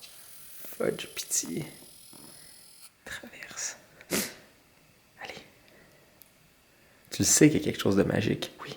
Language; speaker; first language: French; native; French